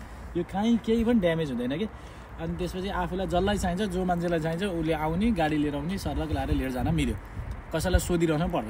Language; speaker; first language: Nepali; native; Nepali